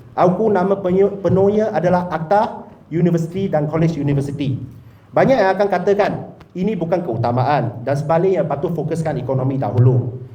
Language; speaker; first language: Malay; non-native, local second language; Chinese